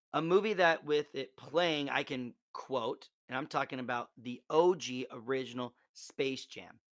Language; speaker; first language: English; native; English